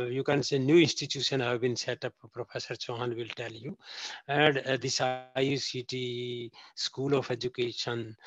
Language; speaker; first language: English; non-native, local second language; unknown